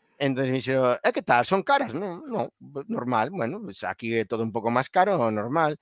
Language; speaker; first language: Galician; native; Galician